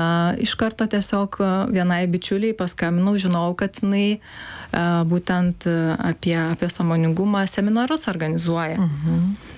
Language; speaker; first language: Lithuanian; native; Lithuanian